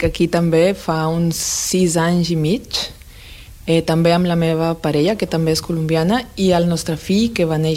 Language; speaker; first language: Catalan; non-native, fluent; Spanish